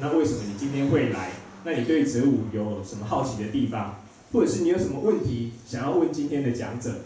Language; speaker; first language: Chinese; native; Chinese